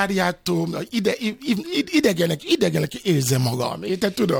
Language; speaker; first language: Hungarian; non-native, fluent; Yoruba